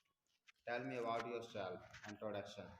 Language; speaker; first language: English; non-native, learner; Hindi